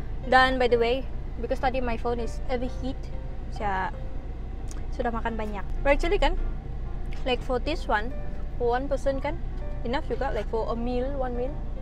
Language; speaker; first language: English; non-native, local second language; Malay